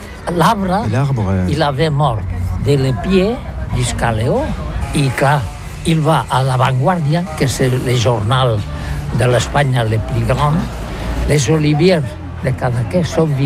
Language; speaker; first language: French; non-native, learner; Catalan